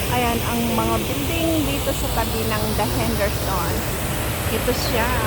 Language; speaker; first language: Filipino; native; Filipino